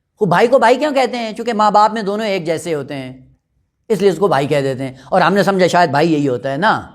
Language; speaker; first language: Urdu; non-native, local second language; Punjabi